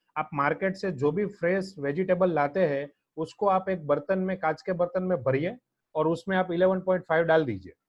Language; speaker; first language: Hindi; non-native, local second language; Gujarati